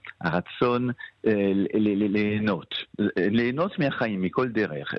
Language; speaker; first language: Hebrew; non-native, fluent; French